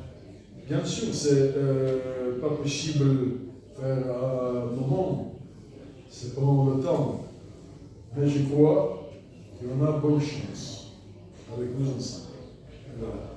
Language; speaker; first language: French; non-native, learner; Russian